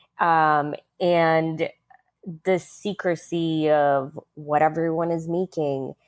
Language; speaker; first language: English; early bilingual, other home language; Russian